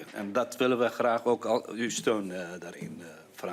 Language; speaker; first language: Dutch; non-native, fluent; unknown